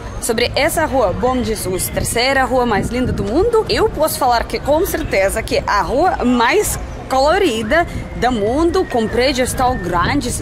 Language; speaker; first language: Portuguese; non-native, fluent; Russian